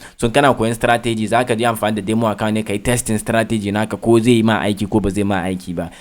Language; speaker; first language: Hausa; native; Hausa